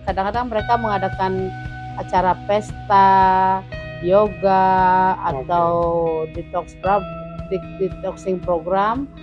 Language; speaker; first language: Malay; non-native, local second language; Balinese